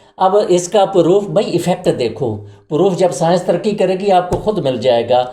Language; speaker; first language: Urdu; non-native, local second language; Punjabi